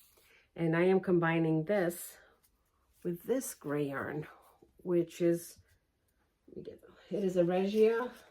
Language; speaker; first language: English; early bilingual, other home language; Portuguese